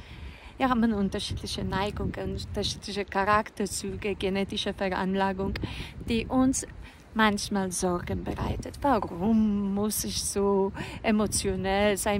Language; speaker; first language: German; non-native, fluent; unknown